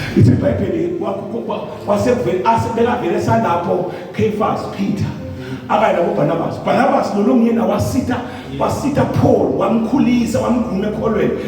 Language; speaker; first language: Zulu; non-native, local second language; Swati